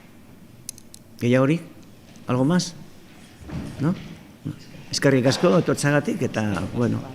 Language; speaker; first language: Basque; non-native, local second language; Spanish